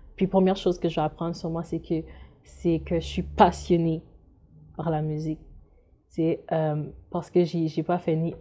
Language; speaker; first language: French; non-native, local second language; Haitian Creole